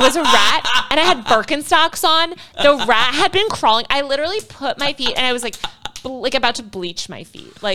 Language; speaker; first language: English; native; English